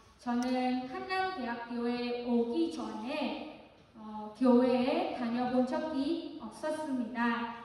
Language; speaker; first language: Korean; non-native, fluent; Vietnamese